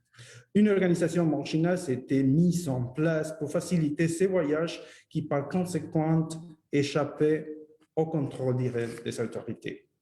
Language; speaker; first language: French; non-native, fluent; Spanish